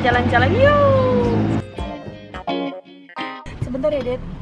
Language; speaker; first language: Indonesian; native; Indonesian